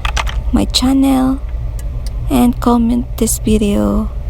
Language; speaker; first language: English; non-native, local second language; Filipino